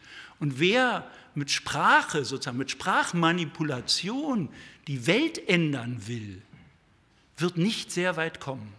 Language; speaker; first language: German; native; German